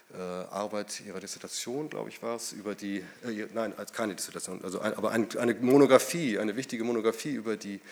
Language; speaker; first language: German; native; German